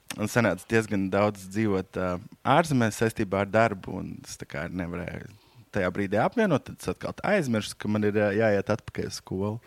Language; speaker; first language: Latvian; native; Latvian